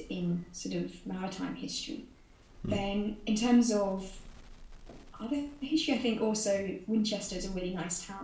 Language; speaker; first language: English; native; English